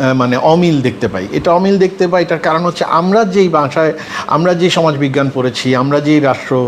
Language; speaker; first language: Bangla; native; Bangla